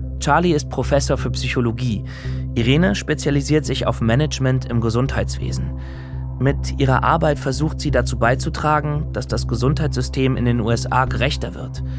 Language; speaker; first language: German; native; German